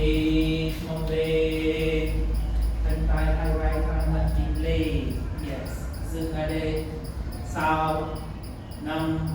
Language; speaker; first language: Vietnamese; non-native, learner; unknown